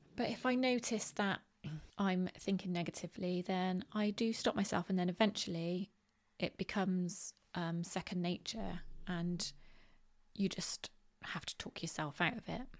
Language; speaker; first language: English; native; English